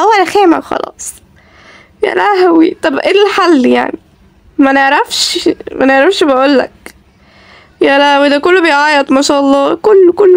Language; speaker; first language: Arabic; native; Arabic